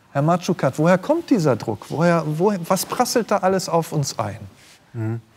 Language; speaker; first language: German; native; German